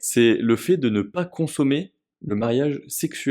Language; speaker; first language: French; native; French